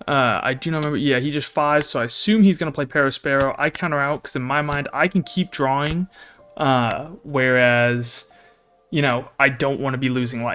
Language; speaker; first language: English; native; English